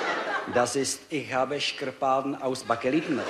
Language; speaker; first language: German; non-native, learner; Czech